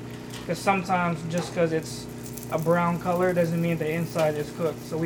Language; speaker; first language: English; non-native, local second language; Filipino